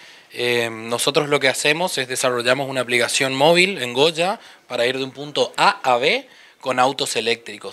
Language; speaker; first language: Spanish; native; Spanish